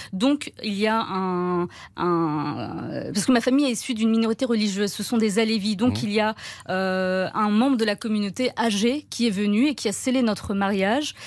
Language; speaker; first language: French; early bilingual, other home language; Turkish